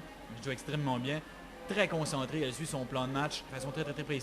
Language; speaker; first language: French; native; French